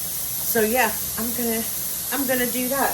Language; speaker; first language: English; native; English